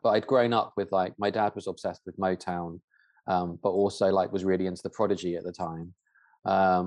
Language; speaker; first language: English; native; English